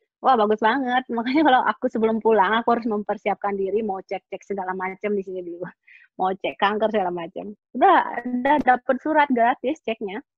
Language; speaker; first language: Indonesian; native; Indonesian